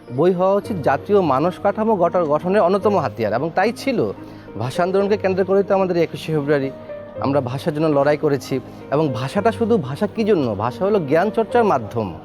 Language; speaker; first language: Bangla; native; Bangla